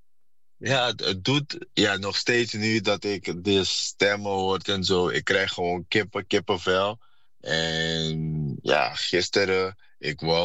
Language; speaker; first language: Dutch; non-native, fluent; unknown